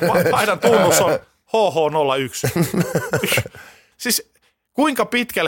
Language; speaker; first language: Finnish; native; Finnish